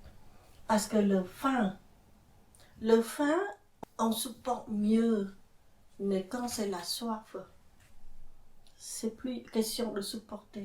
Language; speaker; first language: French; non-native, fluent; Khmer